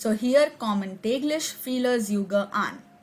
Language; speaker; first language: German; non-native, learner; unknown